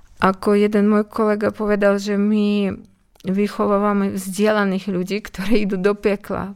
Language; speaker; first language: Slovak; non-native, fluent; Russian